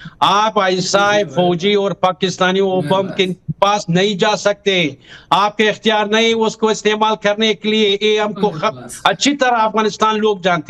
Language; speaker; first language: Hindi; non-native, fluent; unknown